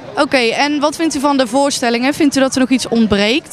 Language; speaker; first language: Dutch; native; Dutch